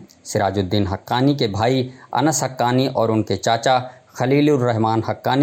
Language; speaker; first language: Hindi; native; Hindi